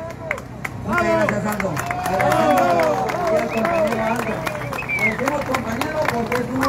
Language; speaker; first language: Spanish; native; Spanish